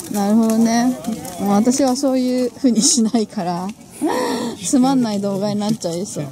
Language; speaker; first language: Japanese; native; Japanese